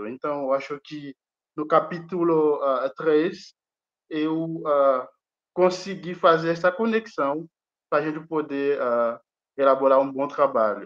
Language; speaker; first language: Portuguese; non-native, fluent; Haitian Creole